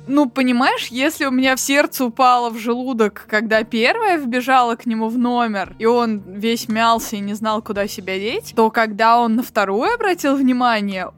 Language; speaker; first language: Russian; native; Russian